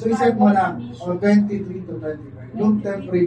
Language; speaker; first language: Filipino; native; Filipino